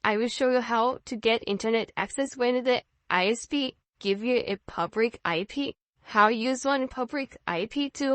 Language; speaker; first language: English; non-native, fluent; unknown